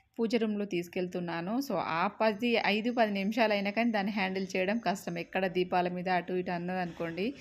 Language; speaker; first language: Telugu; native; Telugu